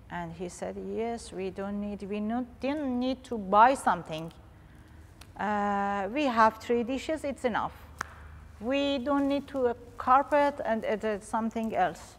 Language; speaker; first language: English; non-native, learner; Persian